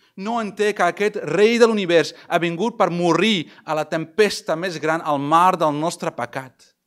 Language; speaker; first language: Catalan; non-native, fluent; English